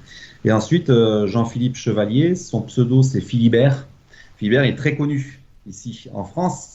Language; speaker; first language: French; native; French